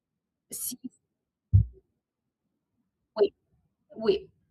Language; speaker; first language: French; non-native, learner; Italian